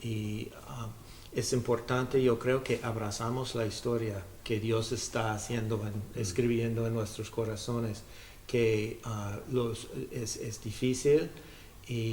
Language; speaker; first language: Spanish; non-native, learner; English